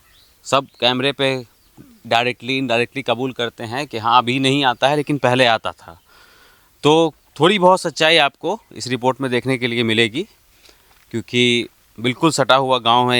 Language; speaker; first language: Hindi; native; Hindi